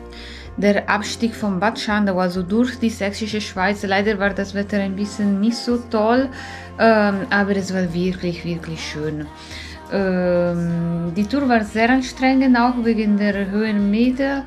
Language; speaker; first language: German; non-native, fluent; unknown